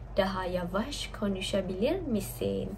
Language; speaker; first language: Turkish; non-native, fluent; Malay